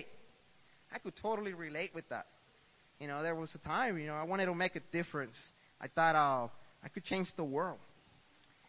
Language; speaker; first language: English; early bilingual, other home language; Spanish